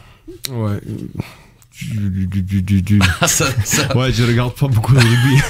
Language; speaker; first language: French; non-native, fluent; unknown